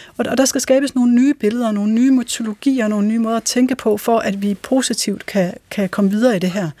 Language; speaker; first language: Danish; native; Danish